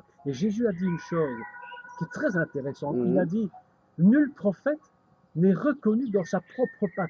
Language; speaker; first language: French; native; French